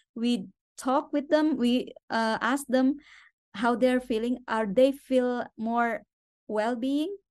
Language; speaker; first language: English; non-native, fluent; Indonesian